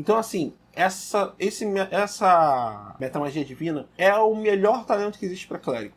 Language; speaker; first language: Portuguese; native; Portuguese